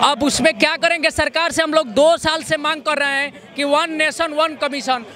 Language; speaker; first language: Hindi; native; Hindi